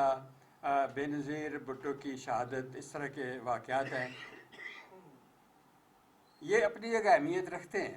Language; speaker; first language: Urdu; native; Urdu